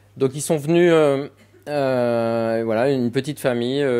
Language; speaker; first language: French; native; French